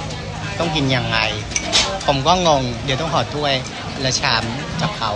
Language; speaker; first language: Thai; non-native, fluent; Vietnamese